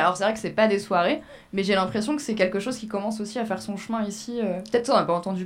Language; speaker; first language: French; native; French